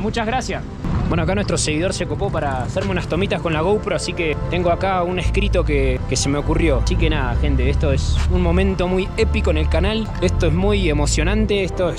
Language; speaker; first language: Spanish; native; Spanish